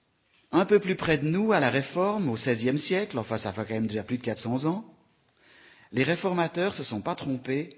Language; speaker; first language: French; native; French